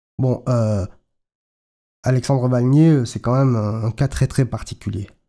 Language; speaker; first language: French; native; French